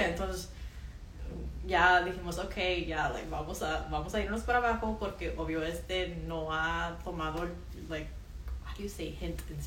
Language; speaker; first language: Spanish; early bilingual, heritage; Spanish